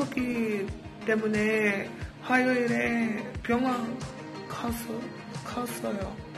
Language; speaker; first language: Korean; non-native, learner; English